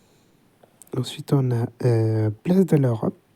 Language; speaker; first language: French; native; French